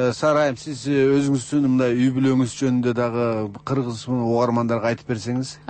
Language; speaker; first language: Kyrgyz; native; Kyrgyz